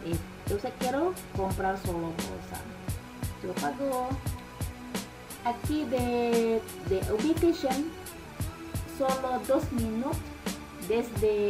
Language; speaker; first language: Spanish; non-native, learner; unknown